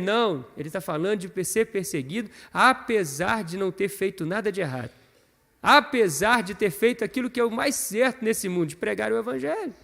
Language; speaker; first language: Portuguese; native; Portuguese